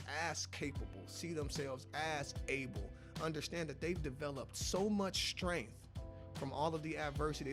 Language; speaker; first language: English; native; English